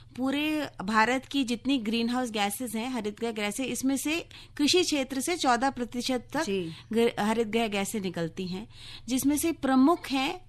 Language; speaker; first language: Hindi; native; Hindi